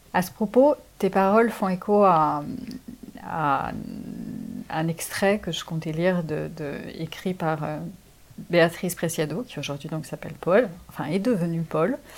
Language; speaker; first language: French; native; French